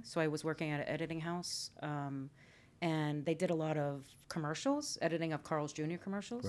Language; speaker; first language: English; native; English